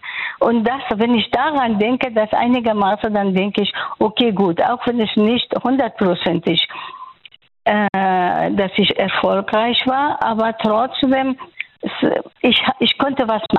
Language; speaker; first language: German; non-native, fluent; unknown